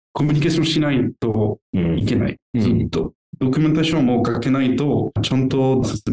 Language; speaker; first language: Japanese; non-native, learner; French